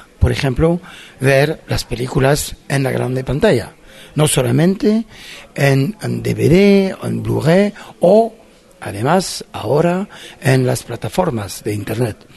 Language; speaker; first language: Spanish; non-native, fluent; French